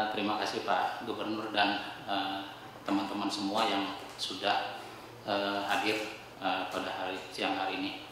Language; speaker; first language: Indonesian; native; Indonesian